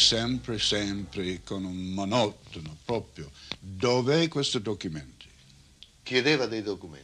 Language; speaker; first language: Italian; non-native, learner; English